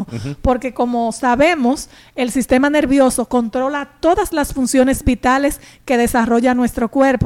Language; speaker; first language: Spanish; native; Spanish